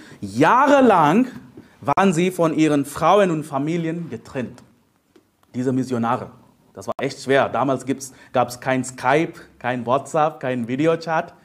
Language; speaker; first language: German; non-native, fluent; Telugu